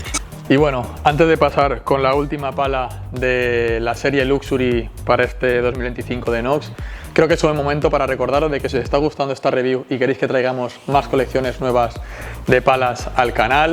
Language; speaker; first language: Spanish; native; Spanish